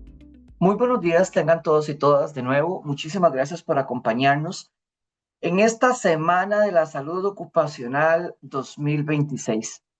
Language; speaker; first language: Spanish; native; Spanish